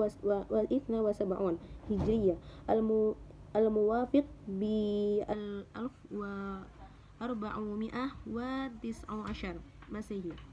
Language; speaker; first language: Arabic; non-native, learner; Indonesian